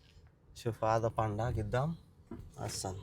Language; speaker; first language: Arabic; non-native, learner; Telugu